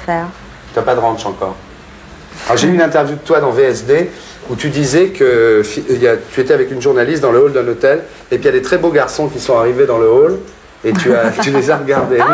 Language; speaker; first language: French; native; French